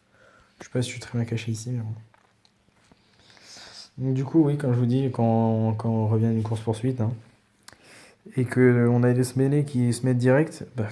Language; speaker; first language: French; native; French